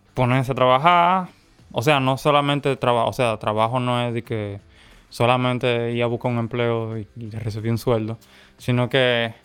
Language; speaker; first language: Spanish; native; Spanish